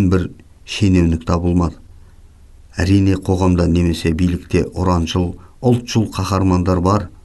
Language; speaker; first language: Kazakh; native; Kazakh